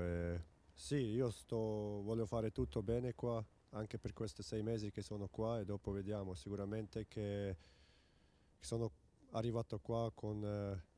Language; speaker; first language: Italian; non-native, fluent; Serbian